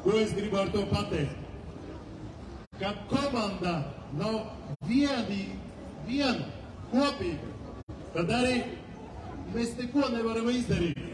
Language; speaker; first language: Latvian; non-native, local second language; Russian